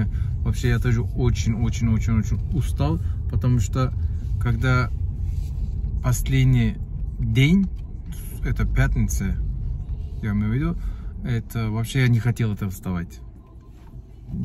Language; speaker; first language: Russian; non-native, learner; Turkish